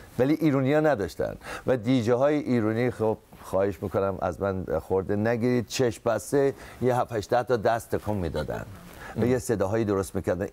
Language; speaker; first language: Persian; native; Persian